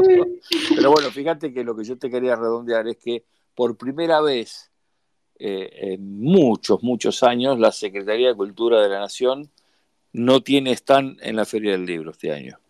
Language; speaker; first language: Spanish; native; Spanish